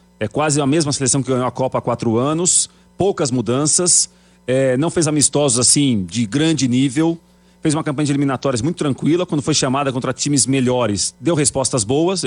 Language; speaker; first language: Portuguese; native; Portuguese